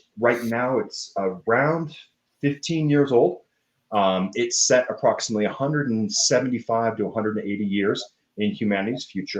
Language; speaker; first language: English; native; English